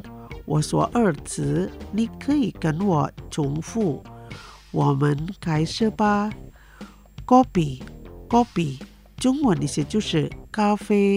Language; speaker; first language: Chinese; early bilingual, heritage; Chinese